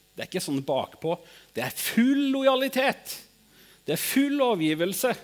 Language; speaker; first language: Norwegian; native; Norwegian